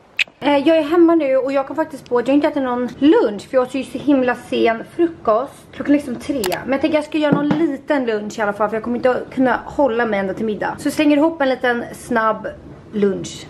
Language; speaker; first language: Swedish; native; Swedish